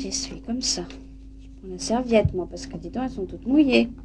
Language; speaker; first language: French; native; French